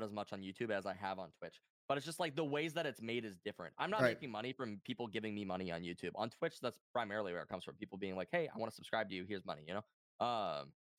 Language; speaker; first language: English; native; English